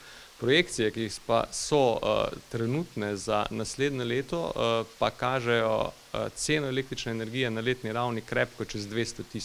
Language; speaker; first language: Slovenian; native; Slovenian